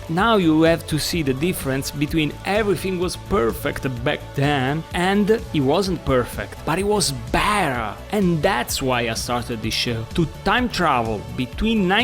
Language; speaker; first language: English; non-native, fluent; Italian